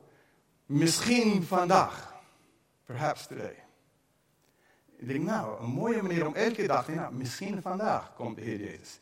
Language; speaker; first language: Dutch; non-native, fluent; English